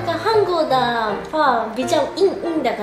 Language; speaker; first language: Chinese; non-native, learner; Japanese